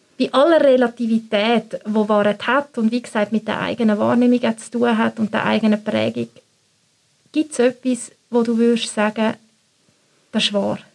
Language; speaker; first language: German; native; German